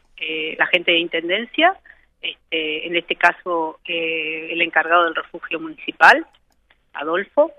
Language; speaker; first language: Spanish; native; Spanish